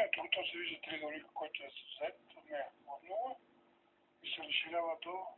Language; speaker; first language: Bulgarian; native; Bulgarian